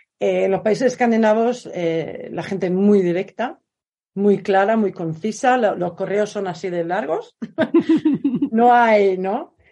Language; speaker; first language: Spanish; non-native, fluent; Swedish